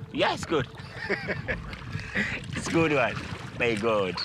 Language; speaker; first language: English; non-native, learner; Swahili